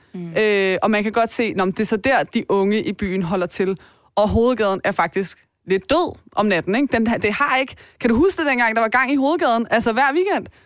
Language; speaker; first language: Danish; early bilingual, other home language; Persian